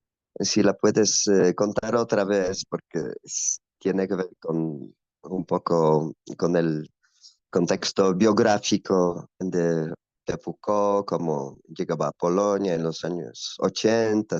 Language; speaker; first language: Spanish; non-native, fluent; Polish